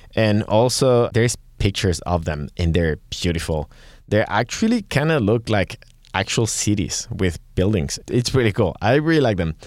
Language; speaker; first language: English; non-native, fluent; Spanish